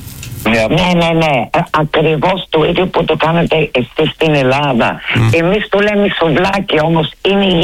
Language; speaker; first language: Greek; early bilingual, heritage; Greek